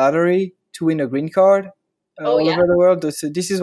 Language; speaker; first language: English; non-native, fluent; French